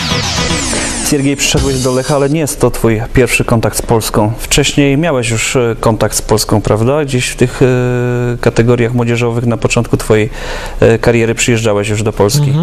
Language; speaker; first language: Polish; native; Polish